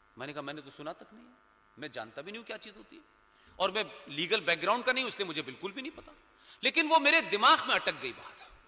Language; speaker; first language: Hindi; native; Hindi